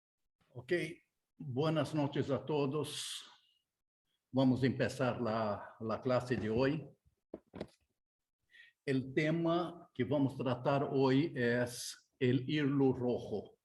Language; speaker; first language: Spanish; non-native, fluent; Portuguese